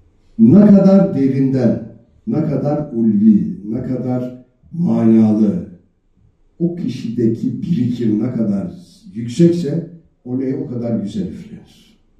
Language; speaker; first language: Turkish; native; Turkish